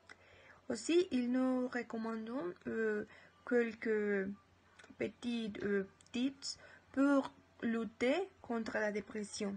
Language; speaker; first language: French; non-native, learner; Spanish